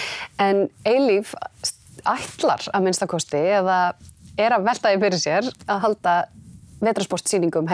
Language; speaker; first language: Icelandic; native; Icelandic